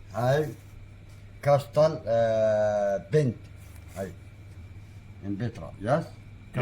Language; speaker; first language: English; non-native, learner; Arabic